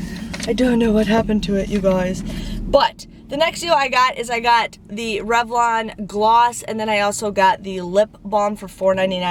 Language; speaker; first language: English; native; English